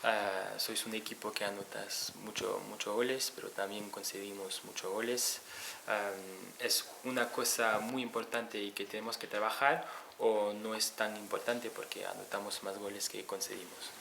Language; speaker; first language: Spanish; non-native, learner; French